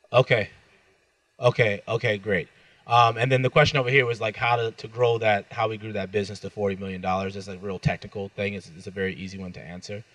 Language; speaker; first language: English; native; English